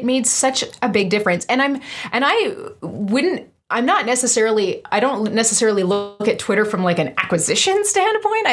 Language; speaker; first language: English; native; English